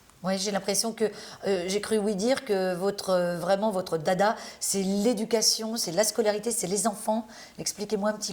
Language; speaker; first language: French; native; French